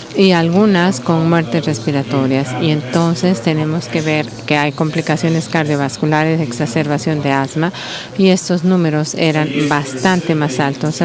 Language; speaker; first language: Spanish; non-native, learner; English